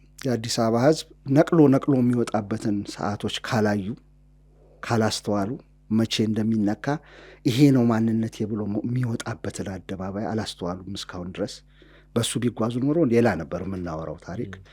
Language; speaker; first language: Amharic; native; Amharic